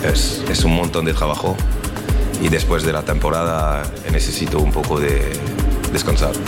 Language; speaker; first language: Spanish; non-native, learner; French